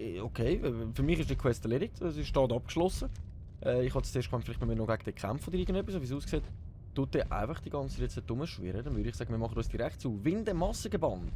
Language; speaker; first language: German; native; German